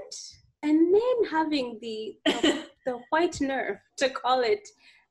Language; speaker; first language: English; non-native, local second language; Ganda